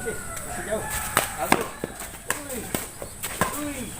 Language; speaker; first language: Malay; non-native, local second language; Minangkabau